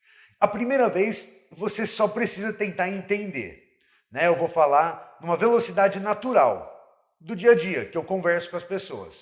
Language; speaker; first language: Portuguese; non-native, fluent; English